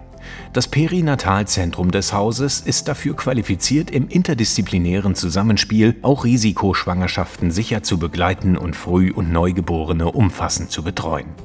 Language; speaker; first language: German; native; German